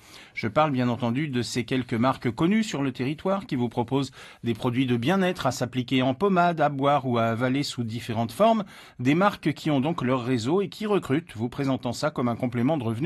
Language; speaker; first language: French; native; French